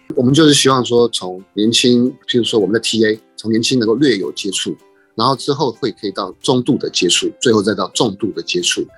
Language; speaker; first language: Chinese; native; Chinese